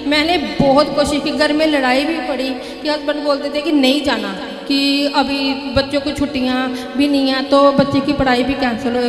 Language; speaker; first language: Hindi; native; Hindi